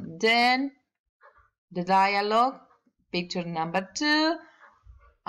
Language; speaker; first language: English; non-native, learner; Spanish